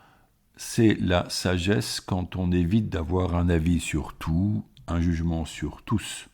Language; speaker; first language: French; native; French